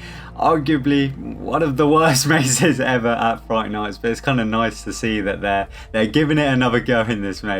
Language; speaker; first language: English; native; English